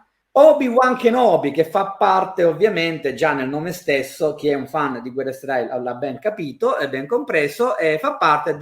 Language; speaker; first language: Italian; native; Italian